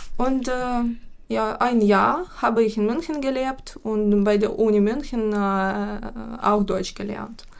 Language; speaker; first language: German; non-native, fluent; Ukrainian